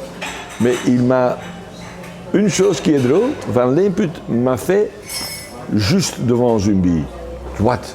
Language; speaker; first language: French; non-native, local second language; Dutch